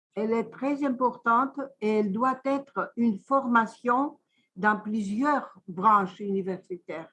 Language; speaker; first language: French; non-native, fluent; Greek